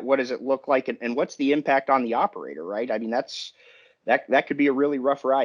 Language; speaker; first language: English; native; English